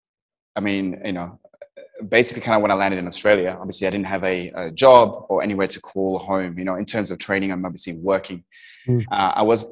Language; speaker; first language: English; non-native, local second language; Nepali